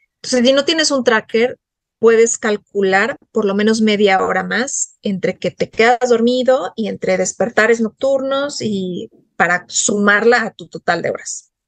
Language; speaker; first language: Spanish; native; Spanish